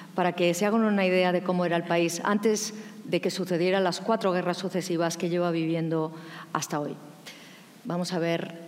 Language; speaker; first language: Spanish; native; Spanish